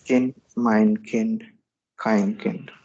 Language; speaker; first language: German; non-native, learner; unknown